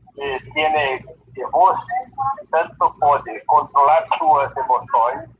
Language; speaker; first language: Spanish; non-native, learner; Portuguese